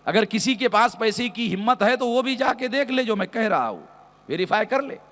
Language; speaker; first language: Hindi; non-native, local second language; Marathi